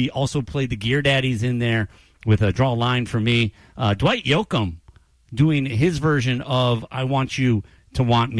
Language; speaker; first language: English; native; English